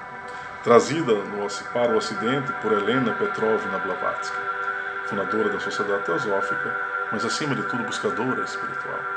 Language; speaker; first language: Portuguese; native; Portuguese